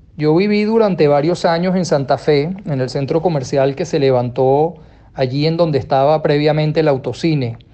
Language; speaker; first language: Spanish; native; Spanish